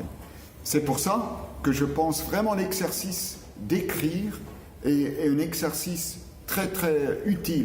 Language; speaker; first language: French; non-native, local second language; German